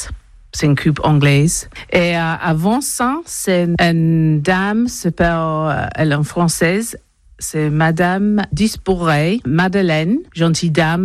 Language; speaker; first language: French; non-native, learner; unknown